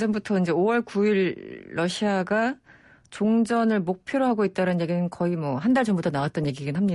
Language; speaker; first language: Korean; native; Korean